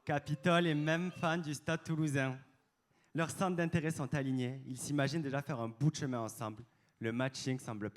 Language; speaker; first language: French; native; French